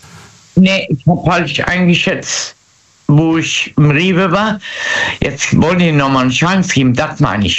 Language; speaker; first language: German; native; German